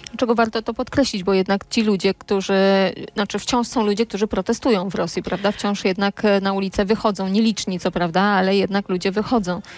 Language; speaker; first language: Polish; native; Polish